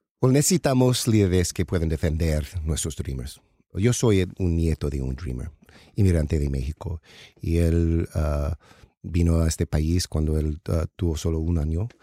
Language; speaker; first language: Spanish; non-native, learner; English